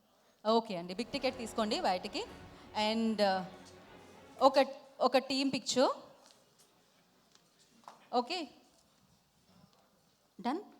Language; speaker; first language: Telugu; native; Telugu